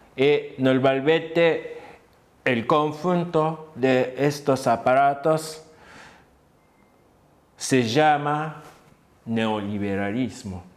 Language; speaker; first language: Spanish; non-native, fluent; Japanese